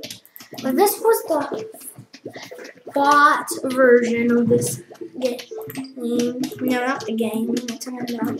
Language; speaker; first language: English; native; English